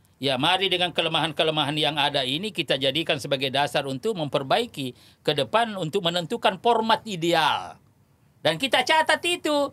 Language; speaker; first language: Indonesian; non-native, local second language; Buginese